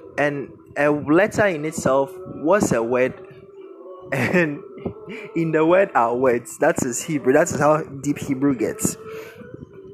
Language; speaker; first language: English; non-native, local second language; Akan